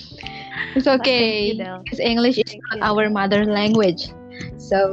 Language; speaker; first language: English; non-native, learner; Indonesian